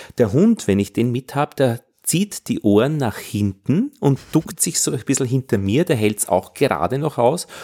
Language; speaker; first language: German; native; German